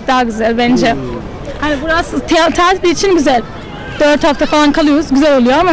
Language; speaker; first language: Turkish; early bilingual, heritage; Turkish